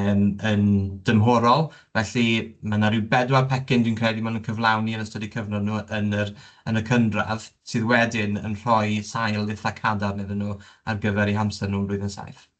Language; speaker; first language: Welsh; native; Welsh